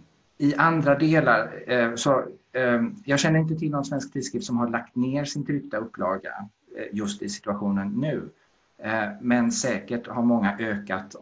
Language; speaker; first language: Swedish; native; Swedish